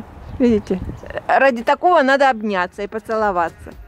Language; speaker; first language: Russian; native; Russian